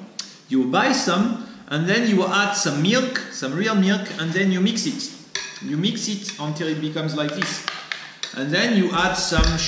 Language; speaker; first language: English; non-native, fluent; French